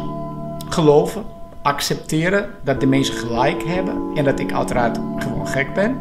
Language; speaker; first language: Dutch; non-native, fluent; Portuguese